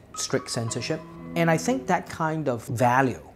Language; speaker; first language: English; non-native, local second language; Cantonese